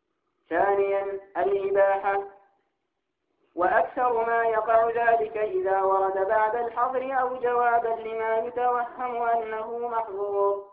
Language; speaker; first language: Arabic; native; Arabic